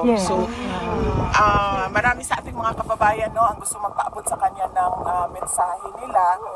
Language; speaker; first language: Filipino; non-native, local second language; Cebuano